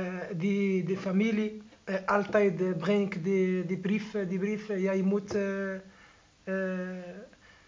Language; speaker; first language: Dutch; non-native, learner; Arabic